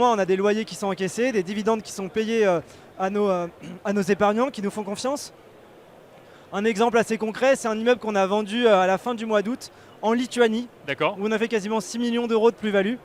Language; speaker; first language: French; native; French